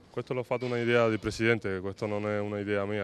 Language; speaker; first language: Italian; non-native, fluent; Spanish